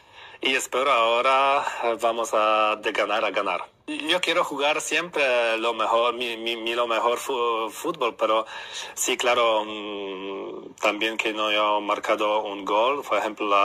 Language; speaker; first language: Spanish; non-native, learner; Polish